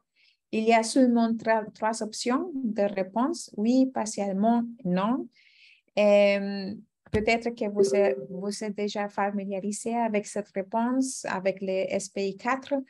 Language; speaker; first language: French; non-native, fluent; Spanish